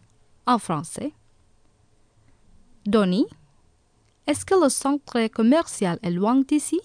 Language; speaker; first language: French; non-native, fluent; Indonesian